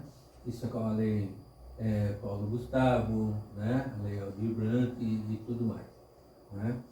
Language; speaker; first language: Portuguese; native; Portuguese